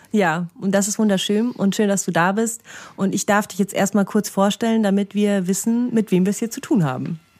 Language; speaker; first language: German; native; German